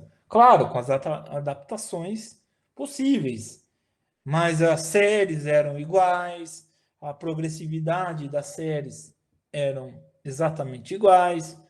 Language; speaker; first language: Portuguese; native; Portuguese